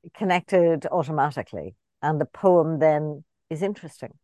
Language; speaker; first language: English; native; English